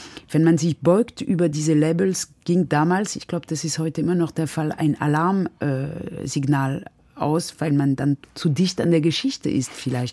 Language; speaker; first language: German; non-native, fluent; French